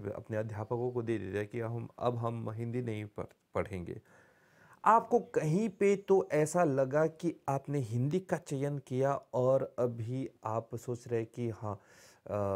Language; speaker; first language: Hindi; early bilingual, heritage; Bhojpuri